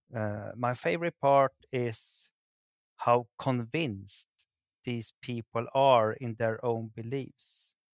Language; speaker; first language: English; non-native, fluent; Swedish